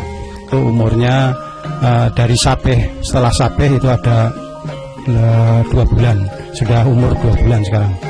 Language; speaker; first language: Indonesian; non-native, local second language; Javanese